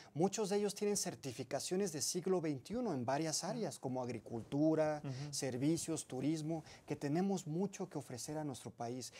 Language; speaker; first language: Spanish; early bilingual, heritage; Spanish